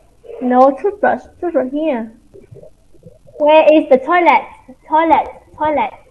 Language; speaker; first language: English; non-native, fluent; Vietnamese